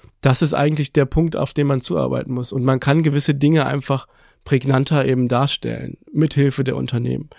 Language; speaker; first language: German; early bilingual, other home language; Persian